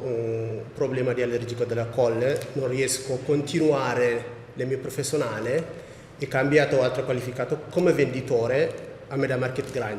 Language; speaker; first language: Italian; non-native, learner; Tigrinya